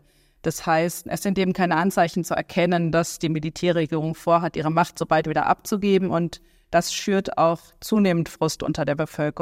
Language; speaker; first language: German; native; German